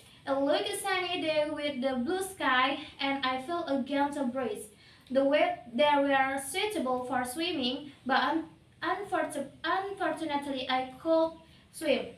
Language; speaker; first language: English; non-native, learner; Indonesian